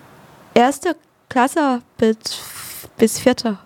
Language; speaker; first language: German; non-native, fluent; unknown